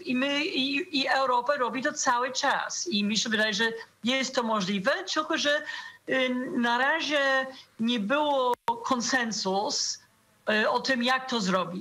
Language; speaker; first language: Polish; non-native, fluent; English